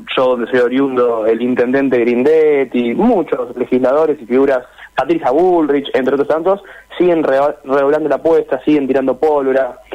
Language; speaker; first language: Spanish; native; Spanish